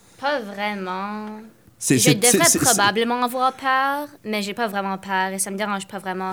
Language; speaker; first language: French; non-native, local second language; English